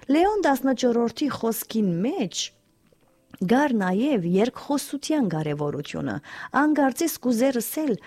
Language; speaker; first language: Armenian; early bilingual, heritage; Armenian